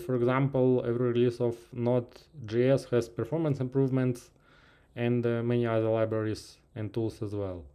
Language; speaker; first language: English; non-native, fluent; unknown